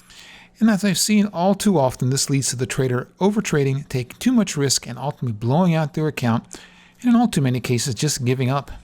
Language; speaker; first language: English; native; English